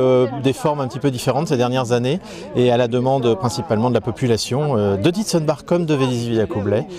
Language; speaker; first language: French; native; French